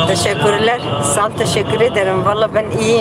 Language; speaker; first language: Turkish; non-native, learner; Kurdish